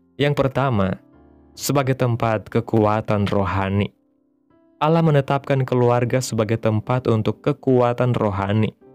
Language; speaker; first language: Indonesian; native; Indonesian